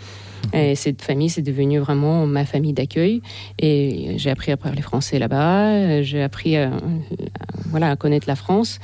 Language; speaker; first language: French; non-native, fluent; Russian